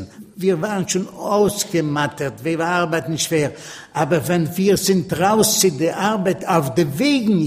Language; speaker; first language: German; non-native, learner; Yiddish